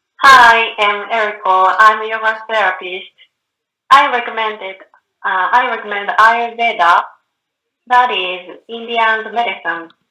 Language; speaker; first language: English; non-native, learner; Japanese